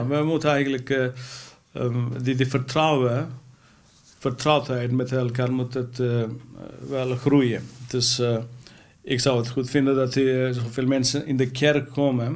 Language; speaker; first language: Dutch; non-native, fluent; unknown